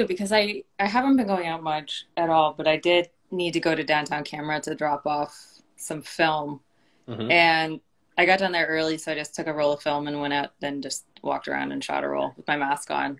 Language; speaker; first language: English; native; English